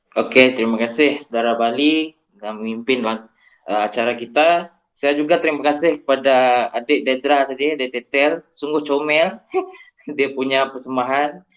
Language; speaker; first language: Malay; non-native, local second language; Iban